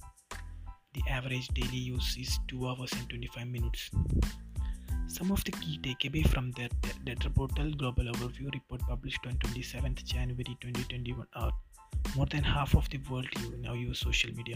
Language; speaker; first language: English; non-native, local second language; Malayalam